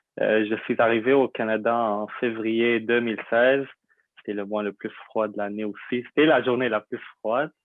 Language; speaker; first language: French; non-native, fluent; Arabic